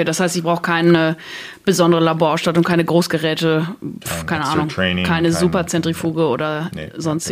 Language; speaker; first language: German; native; German